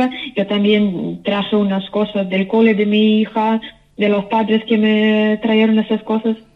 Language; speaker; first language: Spanish; non-native, fluent; Ukrainian